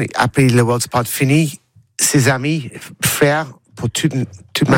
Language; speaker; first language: French; non-native, learner; English